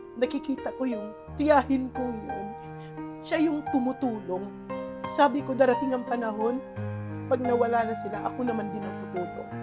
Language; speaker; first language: Filipino; non-native, local second language; Cebuano